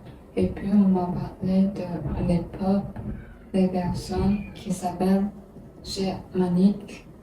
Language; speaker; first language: French; non-native, learner; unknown